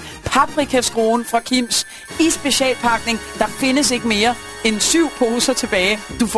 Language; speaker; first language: Danish; native; Danish